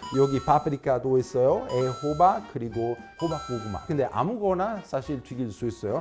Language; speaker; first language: Korean; non-native, fluent; Italian